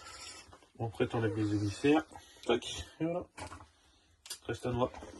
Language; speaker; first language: French; native; French